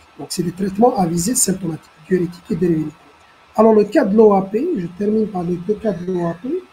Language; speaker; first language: French; non-native, local second language; Arabic